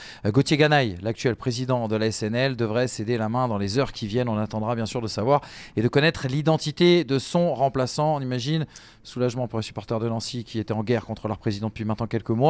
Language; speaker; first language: French; native; French